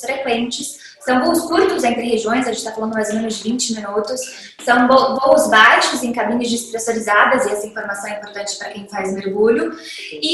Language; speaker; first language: Portuguese; native; Portuguese